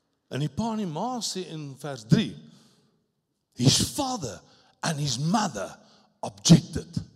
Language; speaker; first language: English; non-native, local second language; Afrikaans